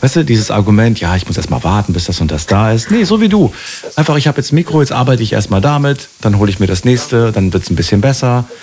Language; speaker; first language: German; native; German